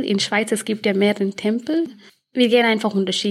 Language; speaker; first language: German; early bilingual, other home language; Tamil